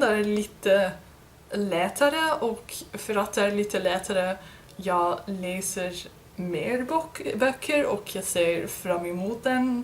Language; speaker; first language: Swedish; non-native, learner; English